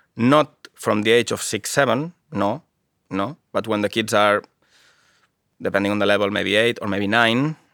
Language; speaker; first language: English; non-native, fluent; Spanish